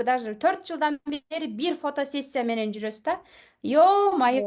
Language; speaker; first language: Kyrgyz; native; Kyrgyz